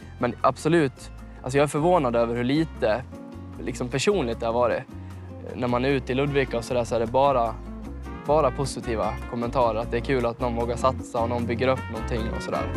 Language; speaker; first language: Swedish; native; Swedish